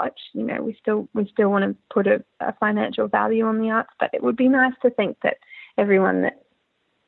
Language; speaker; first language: English; native; English